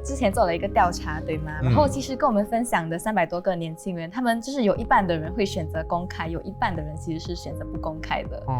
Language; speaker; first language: Chinese; native; Chinese